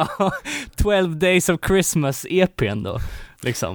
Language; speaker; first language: Swedish; native; Swedish